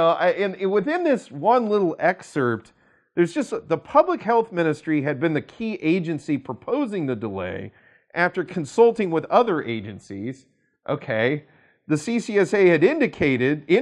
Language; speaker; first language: English; native; English